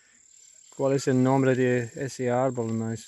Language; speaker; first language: Spanish; non-native, learner; English